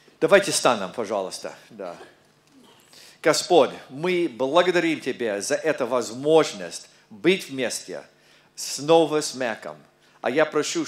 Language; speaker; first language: Russian; non-native, learner; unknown